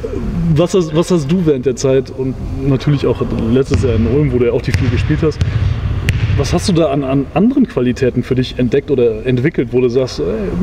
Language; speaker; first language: German; native; German